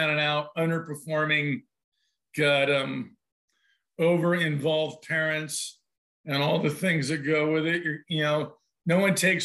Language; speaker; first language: English; native; English